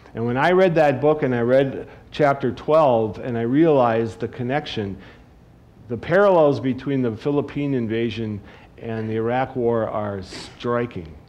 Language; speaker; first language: English; native; English